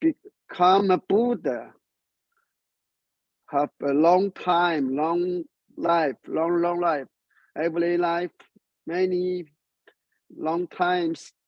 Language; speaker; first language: English; non-native, learner; Chinese